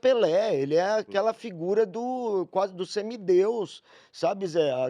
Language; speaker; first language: Portuguese; native; Portuguese